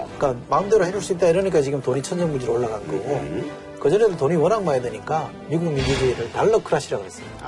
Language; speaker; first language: Korean; native; Korean